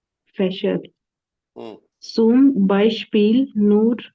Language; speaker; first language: German; non-native, learner; Hindi